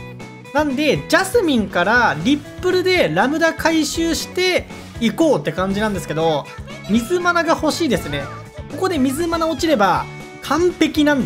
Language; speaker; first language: Japanese; native; Japanese